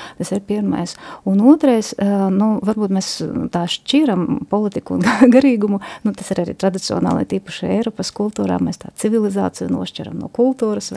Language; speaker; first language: Latvian; non-native, local second language; Russian